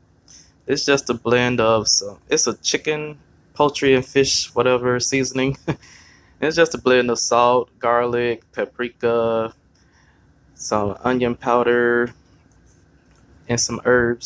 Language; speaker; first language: English; native; English